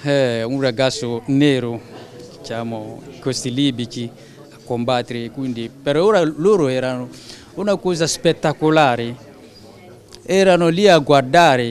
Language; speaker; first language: Italian; non-native, learner; French